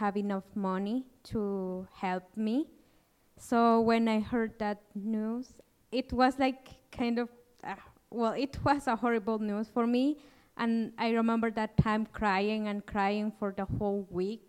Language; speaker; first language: English; non-native, fluent; Kaqchikel